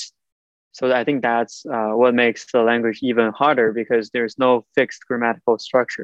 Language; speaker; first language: English; non-native, fluent; Chinese